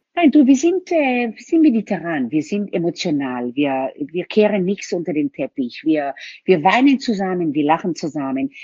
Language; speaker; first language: German; non-native, fluent; Hebrew